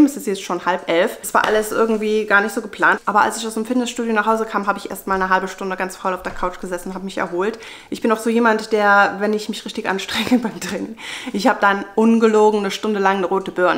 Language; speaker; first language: German; native; German